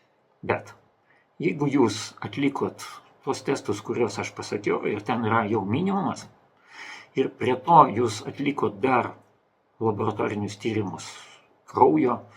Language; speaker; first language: Lithuanian; non-native, local second language; Russian